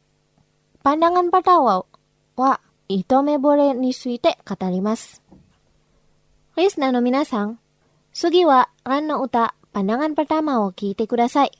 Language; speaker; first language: Japanese; non-native, fluent; Indonesian